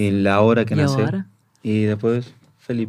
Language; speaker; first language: Portuguese; non-native, learner; Spanish